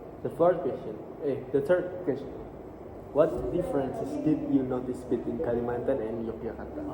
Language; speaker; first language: English; non-native, learner; Indonesian